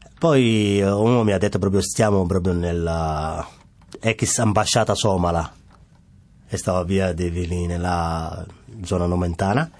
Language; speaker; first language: Italian; non-native, fluent; Somali